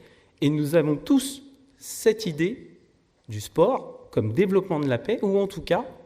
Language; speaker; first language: French; native; French